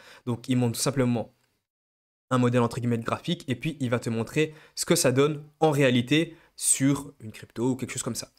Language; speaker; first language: French; native; French